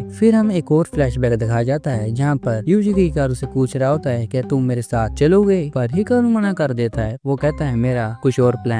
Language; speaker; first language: Hindi; native; Hindi